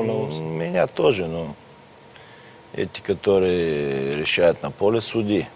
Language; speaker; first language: Russian; non-native, learner; Bulgarian